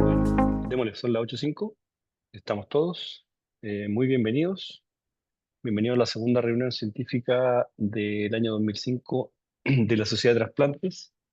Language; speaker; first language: Spanish; native; Spanish